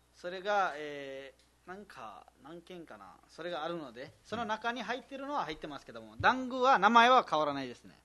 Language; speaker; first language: Japanese; non-native, fluent; Nepali